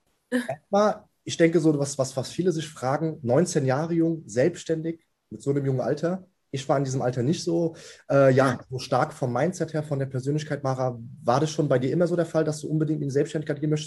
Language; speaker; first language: German; native; German